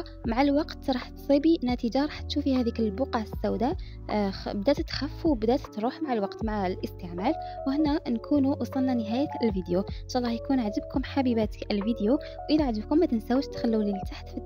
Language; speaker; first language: Arabic; native; Arabic